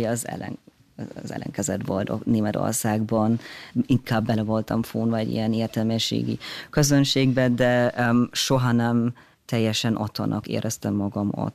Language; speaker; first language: Hungarian; non-native, fluent; German